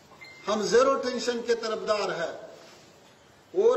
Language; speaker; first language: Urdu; non-native, fluent; Pashto